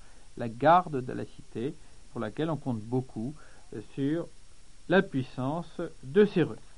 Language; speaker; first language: French; native; French